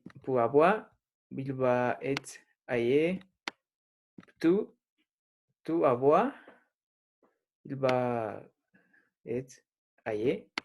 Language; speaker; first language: French; non-native, learner; Spanish